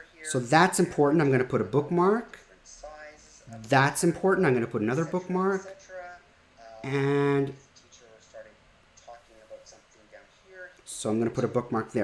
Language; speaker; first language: English; native; English